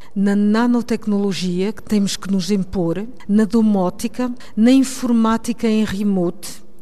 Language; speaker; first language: Portuguese; early bilingual, heritage; Portuguese